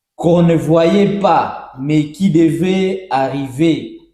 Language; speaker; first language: French; non-native, local second language; Swahili